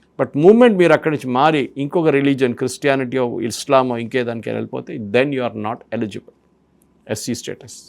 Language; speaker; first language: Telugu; non-native, fluent; Malayalam